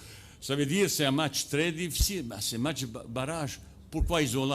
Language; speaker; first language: French; non-native, fluent; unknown